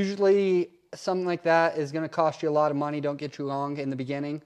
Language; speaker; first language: English; native; English